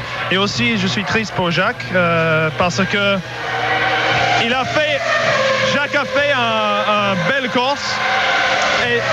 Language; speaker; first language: French; non-native, learner; English